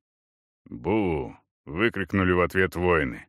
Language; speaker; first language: Russian; native; Russian